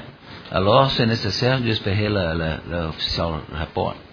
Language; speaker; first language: French; non-native, learner; Portuguese